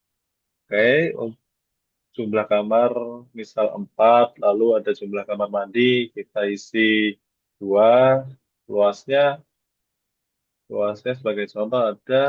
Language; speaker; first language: Indonesian; native; Indonesian